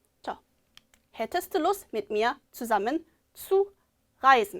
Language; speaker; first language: German; non-native, fluent; Korean